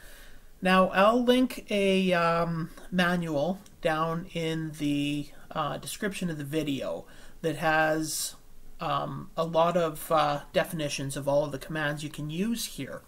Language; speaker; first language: English; native; English